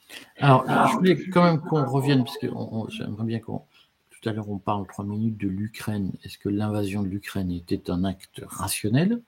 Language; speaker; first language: French; native; French